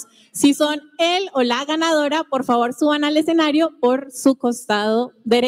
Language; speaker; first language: Spanish; native; Spanish